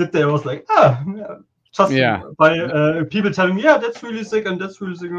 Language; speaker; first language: English; non-native, fluent; German